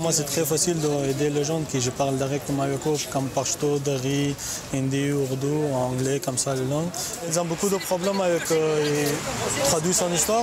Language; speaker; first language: French; non-native, learner; Persian